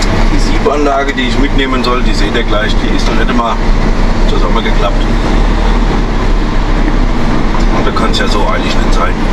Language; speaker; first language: German; native; German